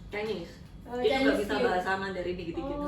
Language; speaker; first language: Indonesian; native; Indonesian